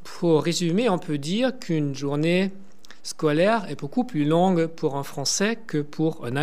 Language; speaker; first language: French; non-native, fluent; German